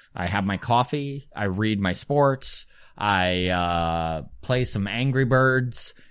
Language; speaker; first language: English; native; English